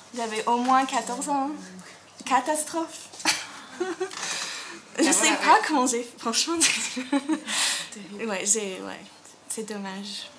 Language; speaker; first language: French; non-native, fluent; English